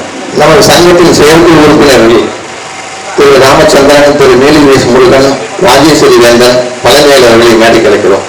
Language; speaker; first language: Tamil; native; Tamil